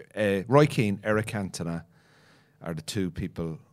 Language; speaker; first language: English; native; English